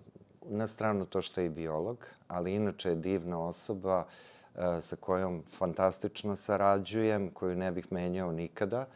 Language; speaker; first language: Serbian; native; Serbian